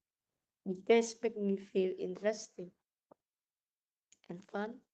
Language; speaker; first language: English; non-native, learner; Vietnamese